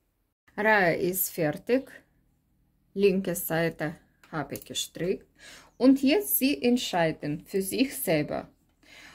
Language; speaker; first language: German; non-native, learner; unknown